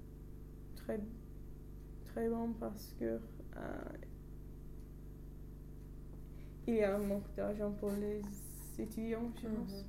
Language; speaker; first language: French; non-native, learner; English